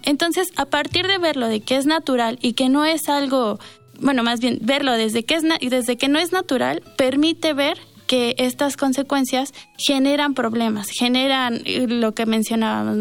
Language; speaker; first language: Spanish; native; Spanish